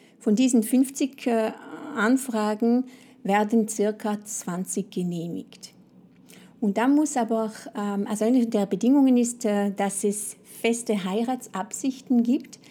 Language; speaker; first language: German; non-native, fluent; French